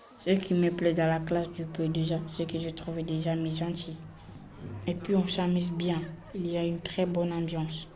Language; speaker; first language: French; non-native, learner; Bambara